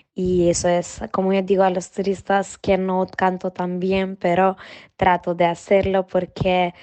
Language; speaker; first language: Spanish; non-native, fluent; Macedonian